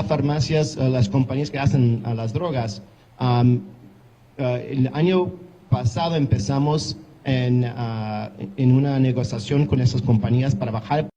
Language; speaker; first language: Spanish; early bilingual, heritage; English